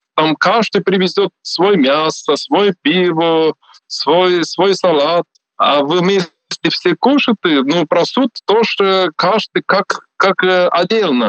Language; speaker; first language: Russian; non-native, learner; Swiss German